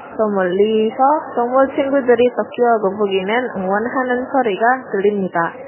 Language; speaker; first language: Korean; non-native, learner; Indonesian